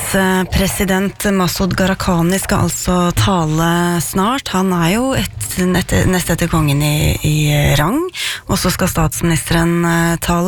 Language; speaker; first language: Norwegian; native; Norwegian